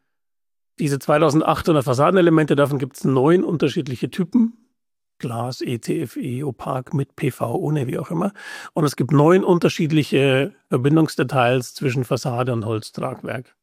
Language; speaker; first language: German; native; German